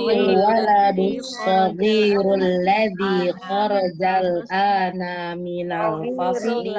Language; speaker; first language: Arabic; non-native, learner; Indonesian